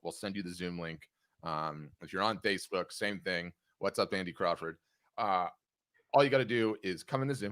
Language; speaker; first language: English; native; English